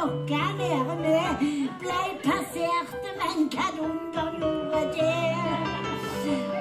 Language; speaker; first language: Norwegian; native; Norwegian